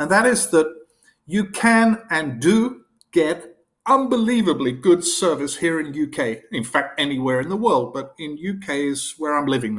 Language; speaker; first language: English; native; English